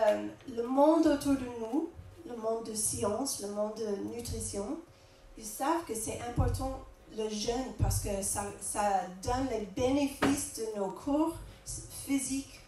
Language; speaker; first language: French; non-native, fluent; English